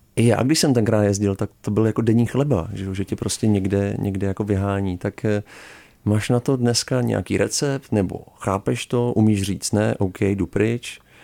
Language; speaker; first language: Czech; native; Czech